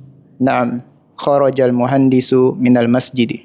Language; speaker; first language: Arabic; non-native, learner; Russian